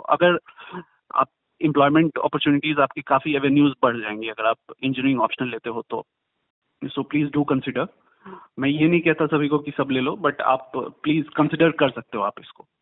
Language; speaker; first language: Hindi; native; Hindi